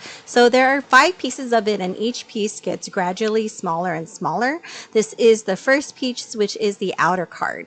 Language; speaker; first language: English; native; English